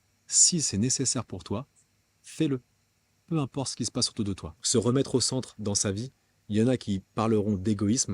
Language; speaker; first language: French; native; French